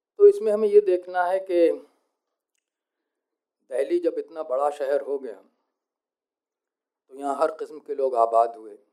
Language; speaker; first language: Hindi; native; Hindi